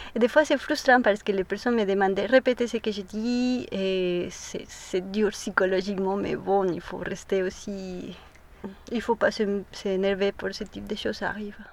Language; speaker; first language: French; non-native, fluent; Spanish